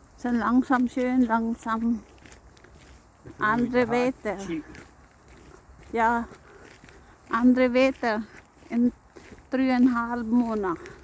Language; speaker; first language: German; non-native, learner; Filipino